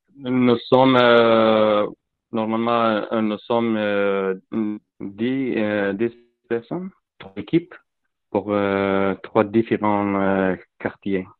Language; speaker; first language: French; non-native, learner; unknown